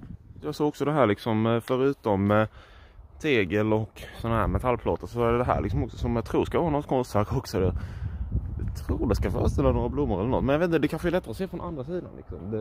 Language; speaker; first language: Swedish; native; Swedish